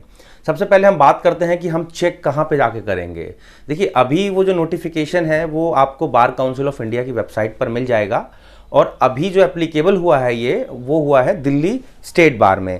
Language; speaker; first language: Hindi; native; Hindi